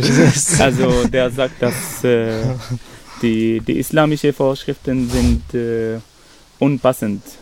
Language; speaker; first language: German; non-native, fluent; Arabic